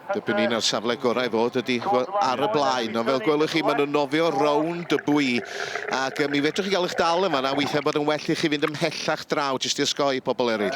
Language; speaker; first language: Welsh; native; Welsh